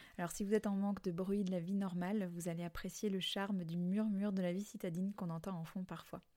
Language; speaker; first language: French; native; French